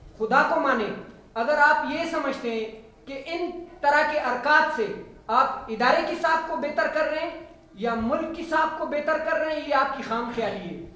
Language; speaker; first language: Urdu; non-native, local second language; Pashto